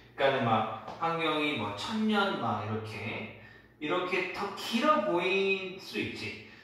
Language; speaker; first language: Korean; native; Korean